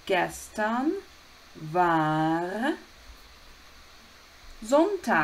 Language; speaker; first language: German; non-native, fluent; Ukrainian